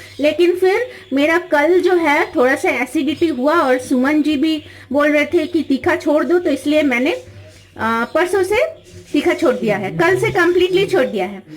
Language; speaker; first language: Hindi; non-native, local second language; Bangla